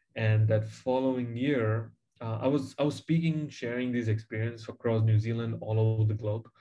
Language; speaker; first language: English; non-native, local second language; Tamil